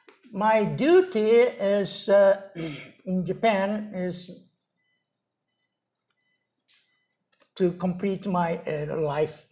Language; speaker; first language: English; non-native, learner; Japanese